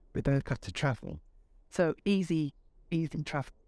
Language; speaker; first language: English; native; English